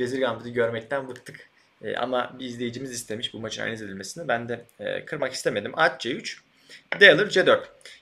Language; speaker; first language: Turkish; native; Turkish